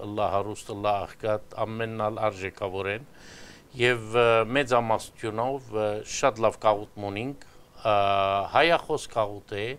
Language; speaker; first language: Armenian; early bilingual, heritage; Armenian